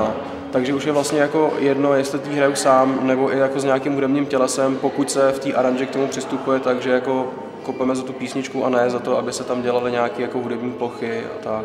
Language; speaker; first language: Czech; native; Czech